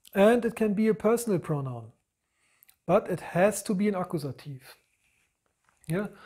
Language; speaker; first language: English; non-native, fluent; German